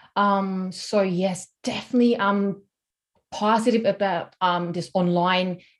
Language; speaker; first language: English; non-native, fluent; Korean